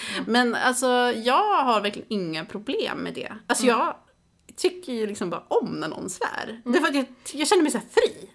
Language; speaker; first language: Swedish; native; Swedish